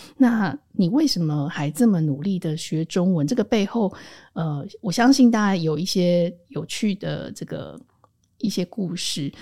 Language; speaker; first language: Chinese; native; Chinese